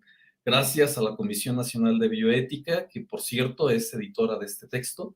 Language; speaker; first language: Spanish; native; Spanish